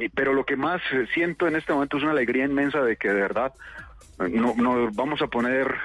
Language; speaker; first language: Spanish; native; Spanish